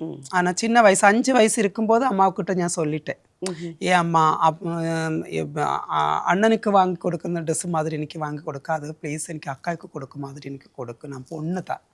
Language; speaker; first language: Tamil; non-native, learner; Malayalam